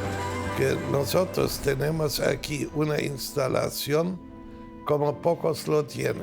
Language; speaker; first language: Spanish; non-native, fluent; German